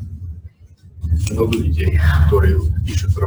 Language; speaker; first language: Russian; non-native, learner; English